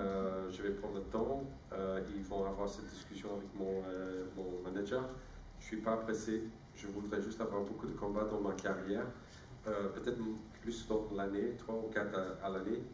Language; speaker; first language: French; non-native, fluent; English